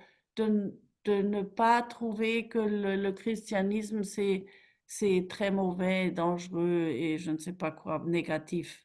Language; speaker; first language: French; non-native, fluent; German